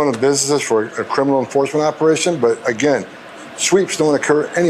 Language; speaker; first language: English; native; English